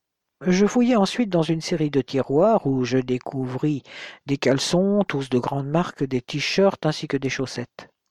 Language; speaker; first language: French; native; French